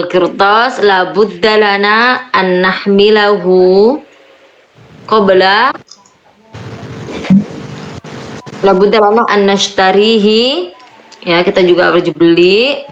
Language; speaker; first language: Arabic; non-native, fluent; Indonesian